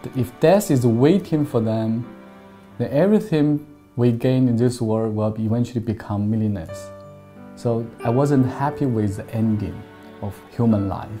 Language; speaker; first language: English; non-native, fluent; Chinese